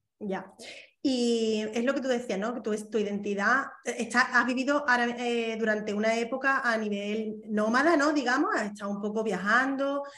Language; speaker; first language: Spanish; native; Spanish